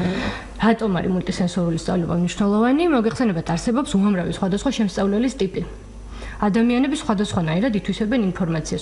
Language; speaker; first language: Georgian; native; Georgian